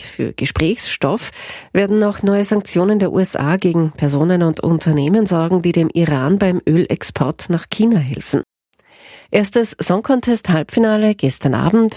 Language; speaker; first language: German; native; German